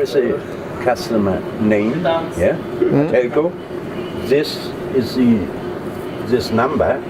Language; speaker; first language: English; non-native, learner; German